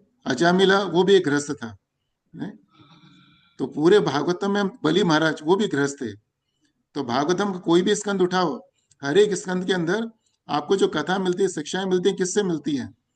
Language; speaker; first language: Hindi; native; Hindi